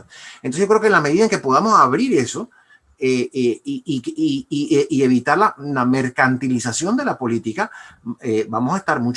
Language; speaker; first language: Spanish; native; Spanish